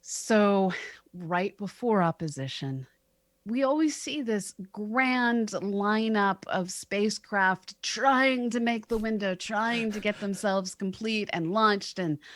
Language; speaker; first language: English; native; English